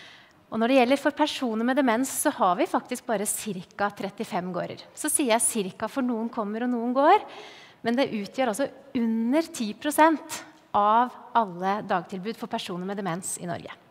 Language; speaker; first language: Norwegian; native; Norwegian